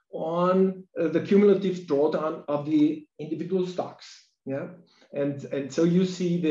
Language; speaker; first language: English; non-native, fluent; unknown